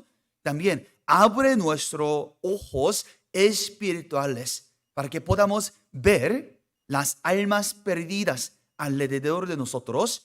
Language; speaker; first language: Spanish; non-native, fluent; Korean